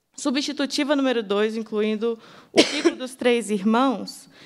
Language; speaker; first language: Portuguese; native; Portuguese